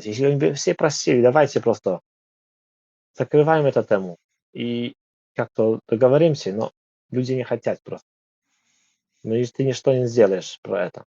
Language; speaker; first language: Russian; non-native, learner; Polish